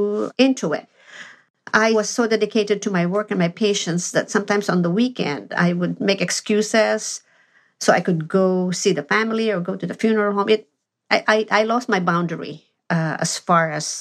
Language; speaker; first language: English; non-native, local second language; Filipino